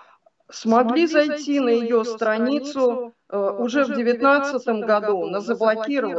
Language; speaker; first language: Russian; native; Russian